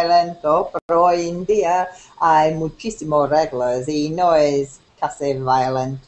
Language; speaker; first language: Spanish; non-native, learner; English